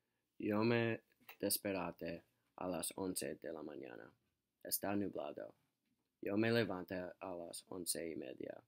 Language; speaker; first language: Spanish; non-native, learner; English